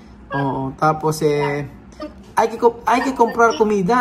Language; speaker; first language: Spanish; non-native, learner; Filipino